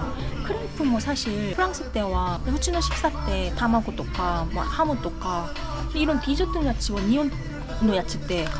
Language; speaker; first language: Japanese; non-native, learner; Korean